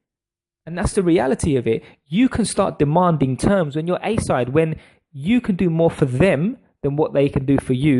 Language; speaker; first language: English; native; English